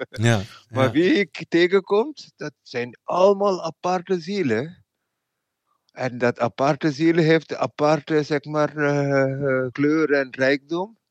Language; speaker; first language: Dutch; non-native, fluent; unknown